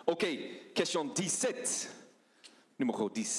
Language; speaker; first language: French; non-native, learner; English